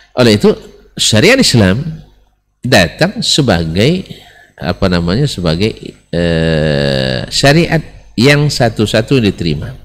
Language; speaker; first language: Indonesian; non-native, local second language; Minangkabau